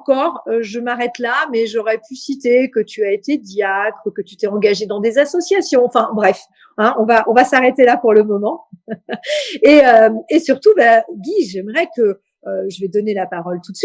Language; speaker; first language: French; native; French